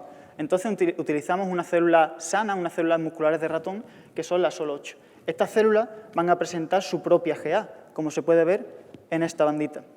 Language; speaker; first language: Spanish; native; Spanish